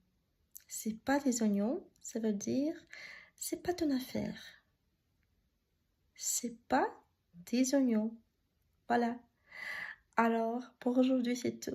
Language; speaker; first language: French; non-native, fluent; Russian